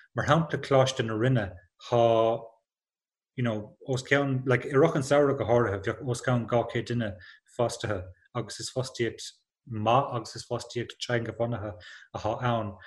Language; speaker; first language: Irish; non-native, local second language; English